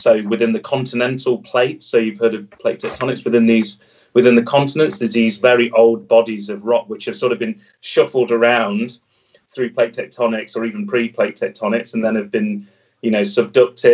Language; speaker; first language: English; native; English